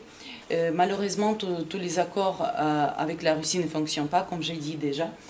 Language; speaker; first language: French; non-native, fluent; Ukrainian